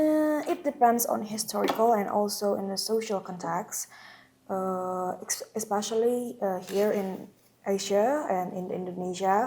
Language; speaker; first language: English; non-native, local second language; Indonesian